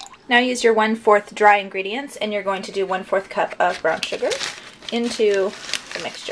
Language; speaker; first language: English; native; English